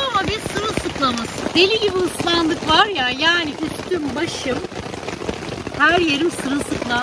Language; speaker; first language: Turkish; native; Turkish